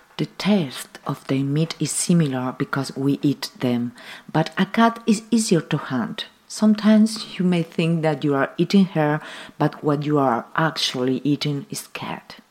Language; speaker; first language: English; non-native, fluent; Spanish